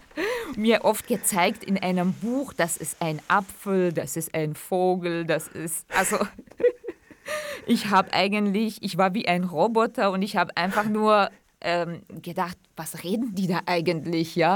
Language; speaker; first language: German; early bilingual, other home language; Central Kurdish